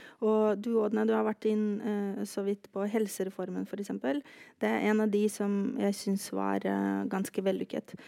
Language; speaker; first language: Norwegian; non-native, fluent; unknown